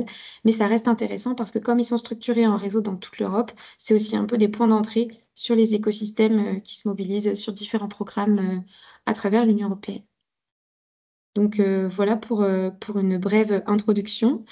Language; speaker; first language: French; native; French